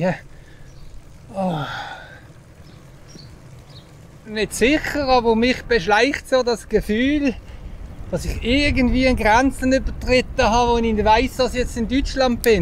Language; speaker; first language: German; native; German